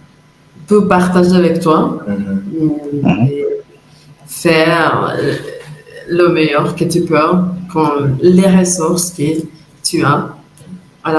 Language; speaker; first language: French; non-native, fluent; Spanish